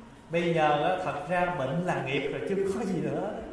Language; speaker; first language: Vietnamese; early bilingual, heritage; Vietnamese